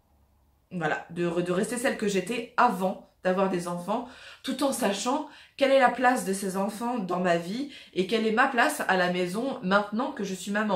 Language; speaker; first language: French; native; French